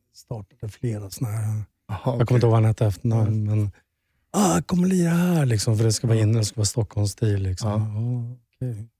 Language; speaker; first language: Swedish; native; Swedish